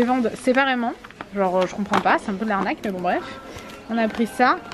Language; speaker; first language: French; native; French